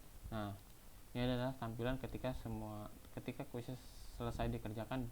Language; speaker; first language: Indonesian; native; Indonesian